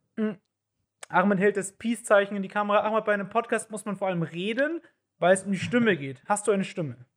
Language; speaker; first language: German; native; German